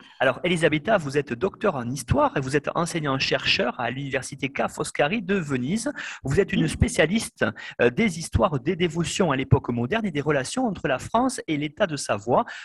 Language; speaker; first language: French; native; French